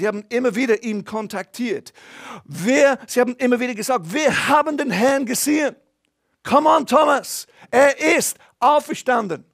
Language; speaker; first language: German; non-native, fluent; English